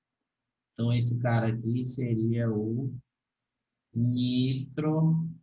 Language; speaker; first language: Portuguese; native; Portuguese